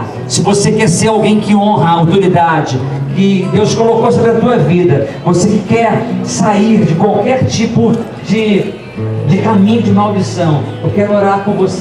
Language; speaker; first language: Portuguese; native; Portuguese